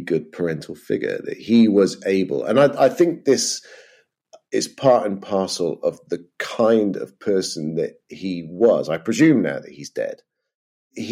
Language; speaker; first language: English; native; English